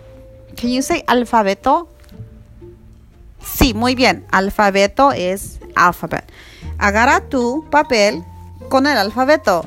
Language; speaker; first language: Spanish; early bilingual, heritage; Spanish